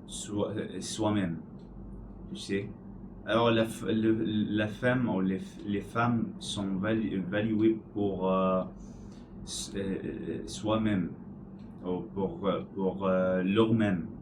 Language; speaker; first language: French; non-native, learner; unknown